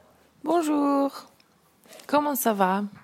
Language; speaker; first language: French; non-native, learner; English